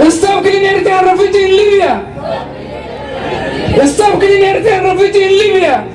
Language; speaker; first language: English; non-native, learner; Tigrinya